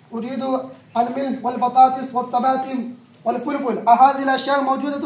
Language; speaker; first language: Arabic; non-native, learner; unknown